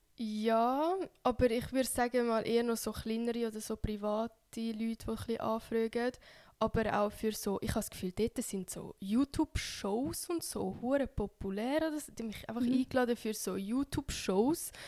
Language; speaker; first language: German; early bilingual, other home language; Hungarian